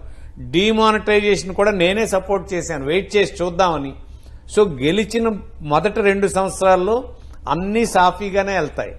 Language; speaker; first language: Telugu; native; Telugu